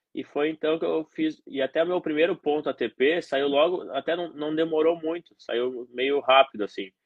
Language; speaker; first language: Portuguese; native; Portuguese